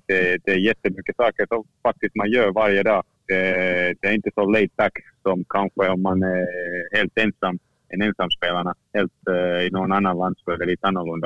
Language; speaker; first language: Swedish; non-native, fluent; Finnish